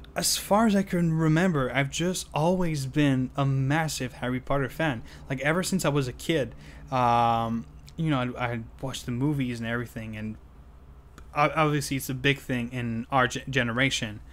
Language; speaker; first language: English; non-native, fluent; French